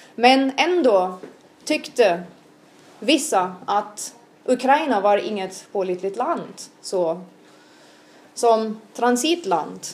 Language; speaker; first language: Swedish; non-native, fluent; German